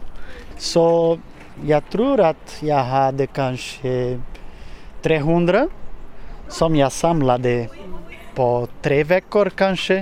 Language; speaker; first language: Swedish; non-native, learner; Portuguese